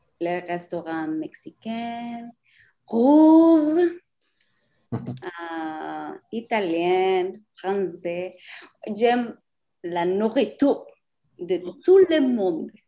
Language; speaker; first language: French; non-native, learner; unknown